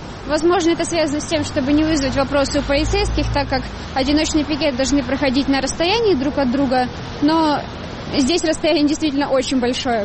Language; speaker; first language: Russian; native; Russian